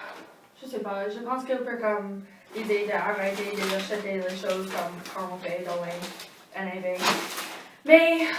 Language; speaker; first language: French; non-native, learner; English